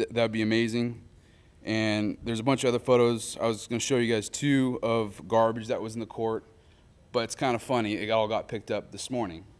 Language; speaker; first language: English; native; English